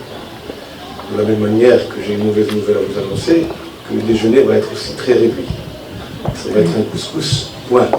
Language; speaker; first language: French; non-native, local second language; Arabic